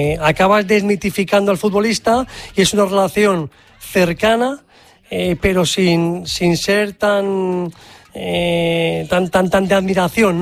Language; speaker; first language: Spanish; native; Spanish